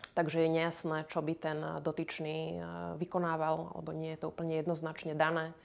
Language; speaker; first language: Slovak; native; Slovak